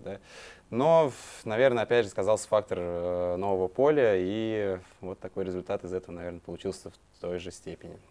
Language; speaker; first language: Russian; native; Russian